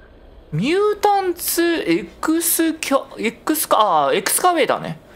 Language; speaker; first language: Japanese; native; Japanese